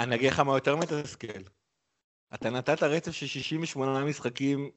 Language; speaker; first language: Hebrew; native; Hebrew